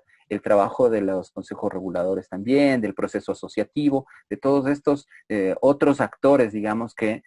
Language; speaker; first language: Spanish; native; Spanish